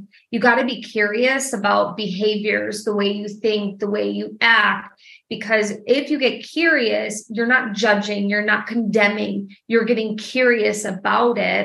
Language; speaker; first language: English; native; English